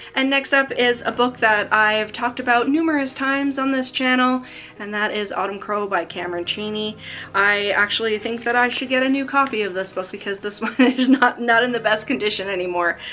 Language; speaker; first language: English; native; English